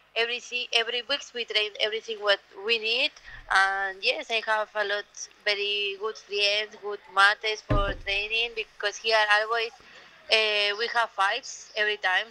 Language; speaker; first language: English; non-native, learner; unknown